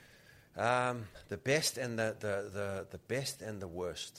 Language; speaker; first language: English; native; English